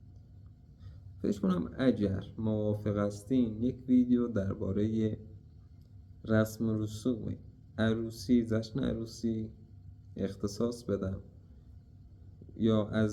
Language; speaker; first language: Persian; native; Persian